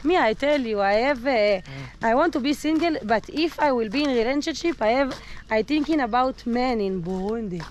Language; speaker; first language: English; non-native, learner; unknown